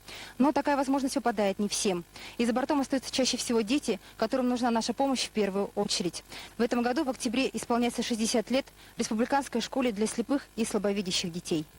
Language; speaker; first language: Russian; native; Russian